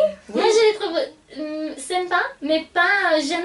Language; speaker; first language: French; non-native, fluent; Italian